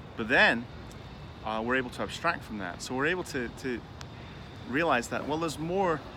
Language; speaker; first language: English; native; English